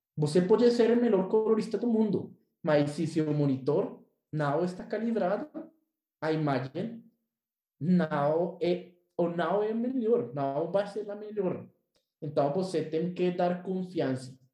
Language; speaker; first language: Portuguese; non-native, learner; Spanish